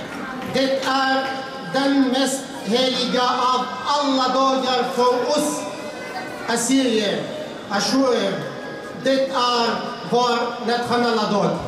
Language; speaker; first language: Swedish; non-native, fluent; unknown